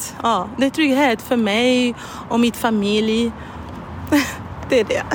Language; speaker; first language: Swedish; non-native, fluent; Arabic